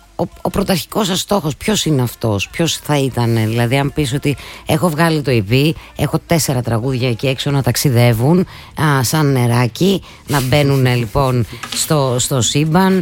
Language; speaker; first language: Greek; native; Greek